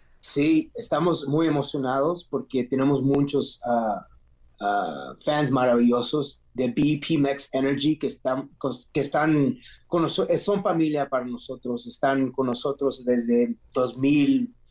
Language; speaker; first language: Spanish; early bilingual, heritage; English